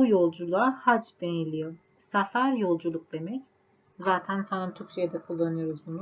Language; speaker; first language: Turkish; non-native, fluent; Persian